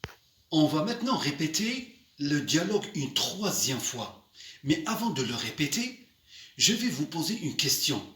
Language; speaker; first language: French; non-native, local second language; Arabic